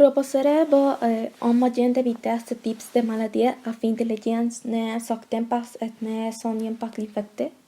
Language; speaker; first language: French; non-native, learner; Spanish